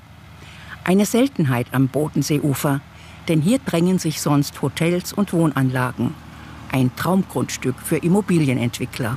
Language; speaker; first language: German; native; German